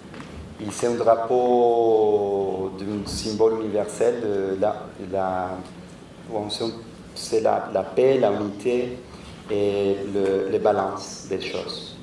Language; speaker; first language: French; non-native, fluent; Spanish